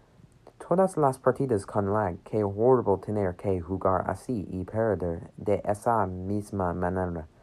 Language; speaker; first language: Spanish; non-native, learner; English